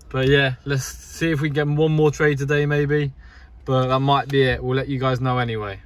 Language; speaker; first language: English; native; English